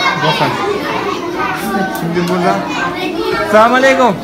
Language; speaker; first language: Turkish; non-native, fluent; Malayalam